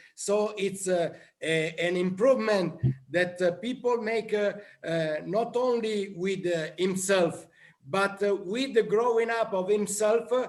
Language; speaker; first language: English; non-native, learner; Italian